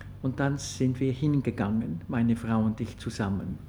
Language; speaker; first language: German; non-native, local second language; French